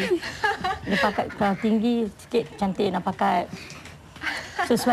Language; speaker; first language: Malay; non-native, local second language; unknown